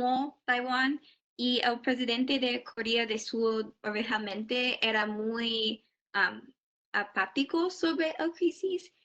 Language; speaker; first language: Spanish; non-native, learner; English